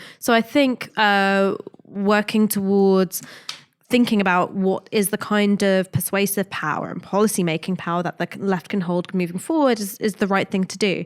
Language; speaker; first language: English; native; English